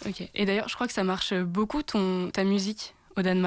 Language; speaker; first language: French; native; French